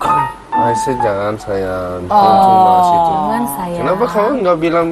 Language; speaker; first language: Indonesian; non-native, learner; Persian